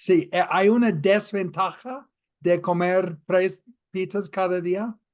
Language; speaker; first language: Spanish; non-native, fluent; English